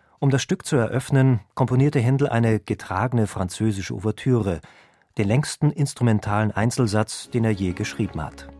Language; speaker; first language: German; native; German